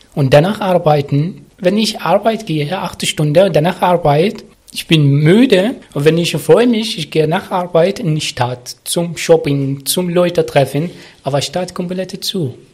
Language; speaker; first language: German; non-native, learner; Arabic